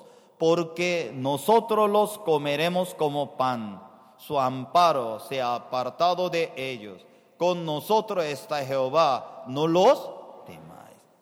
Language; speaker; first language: Spanish; non-native, fluent; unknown